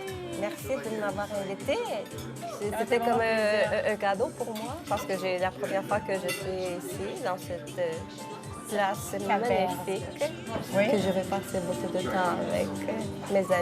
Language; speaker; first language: French; non-native, fluent; Russian